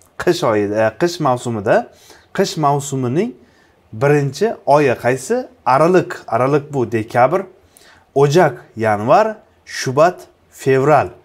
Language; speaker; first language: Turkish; non-native, fluent; Uzbek